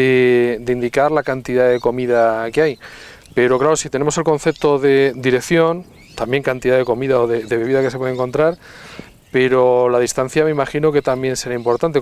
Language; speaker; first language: Spanish; native; Spanish